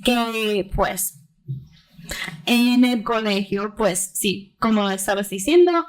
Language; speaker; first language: Spanish; early bilingual, heritage; Spanish